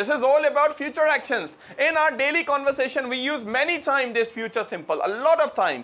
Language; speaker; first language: English; non-native, local second language; Urdu